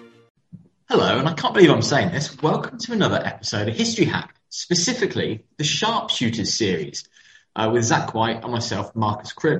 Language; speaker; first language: English; native; English